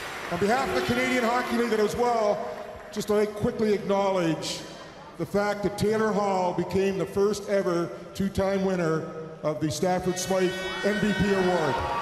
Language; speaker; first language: English; native; English